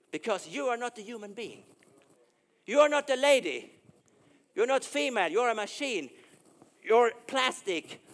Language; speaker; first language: English; non-native, fluent; Swedish